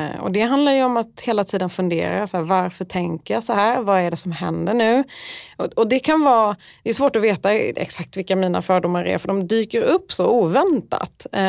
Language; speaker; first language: Swedish; early bilingual, other home language; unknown